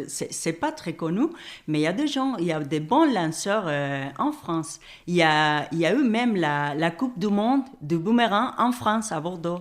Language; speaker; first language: French; non-native, fluent; Spanish